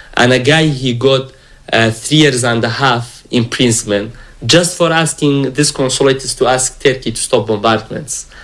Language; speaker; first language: English; non-native, fluent; Kurdish